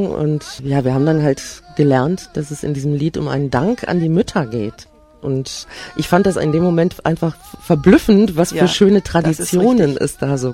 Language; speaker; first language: German; native; German